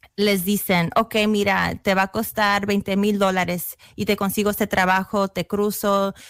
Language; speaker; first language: Spanish; early bilingual, heritage; Spanish